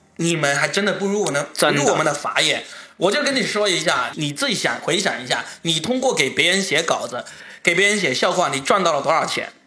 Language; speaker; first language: Chinese; native; Chinese